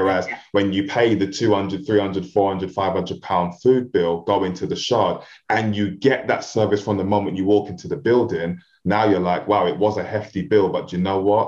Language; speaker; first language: English; native; English